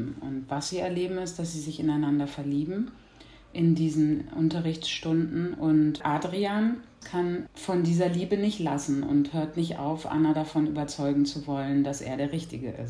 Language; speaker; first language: German; native; German